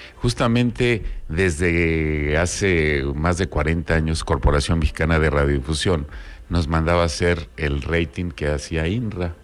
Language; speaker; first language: Spanish; native; Spanish